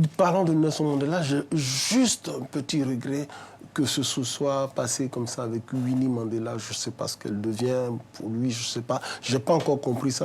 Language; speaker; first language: French; native; French